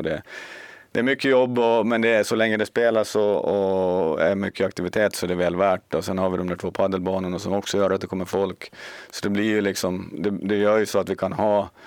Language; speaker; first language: Swedish; native; Swedish